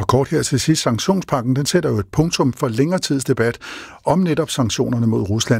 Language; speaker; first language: Danish; native; Danish